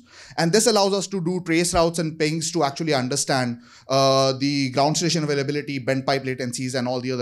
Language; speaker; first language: English; non-native, fluent; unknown